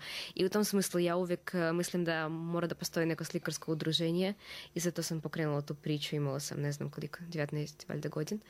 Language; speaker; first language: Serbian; non-native, fluent; Russian